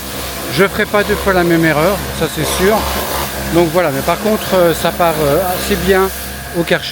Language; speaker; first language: French; native; French